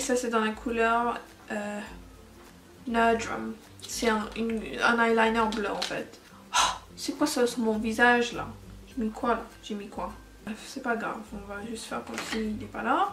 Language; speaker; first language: French; early bilingual, heritage; French